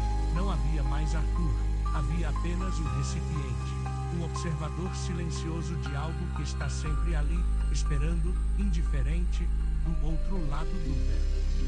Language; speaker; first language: Portuguese; native; Portuguese